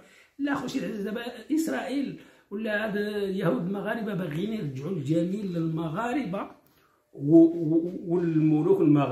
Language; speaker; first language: Arabic; native; Arabic